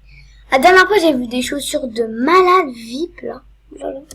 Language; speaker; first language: French; native; French